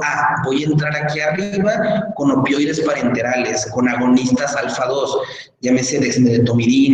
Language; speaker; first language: Spanish; native; Spanish